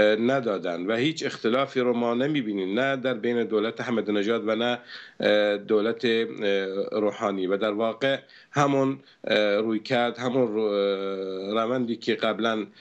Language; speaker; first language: Persian; non-native, local second language; Arabic